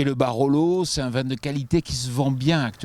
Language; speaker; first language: French; native; French